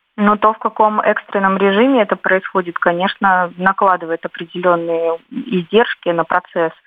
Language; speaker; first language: Russian; native; Russian